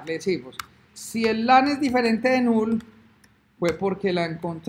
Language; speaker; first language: Spanish; native; Spanish